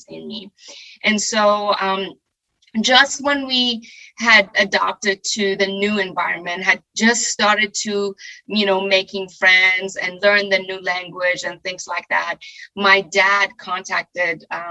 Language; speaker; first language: English; non-native, fluent; Persian